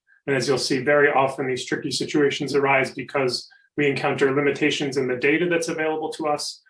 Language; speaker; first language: English; native; English